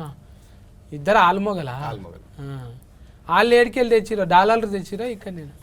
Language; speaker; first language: Telugu; native; Telugu